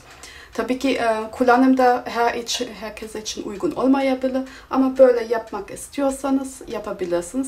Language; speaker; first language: Turkish; non-native, fluent; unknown